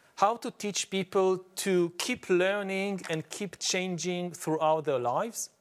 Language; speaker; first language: English; non-native, fluent; Hebrew